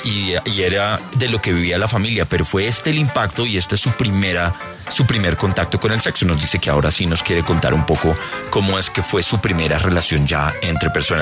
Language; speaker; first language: Spanish; native; Spanish